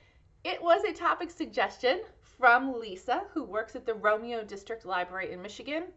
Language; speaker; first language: English; native; English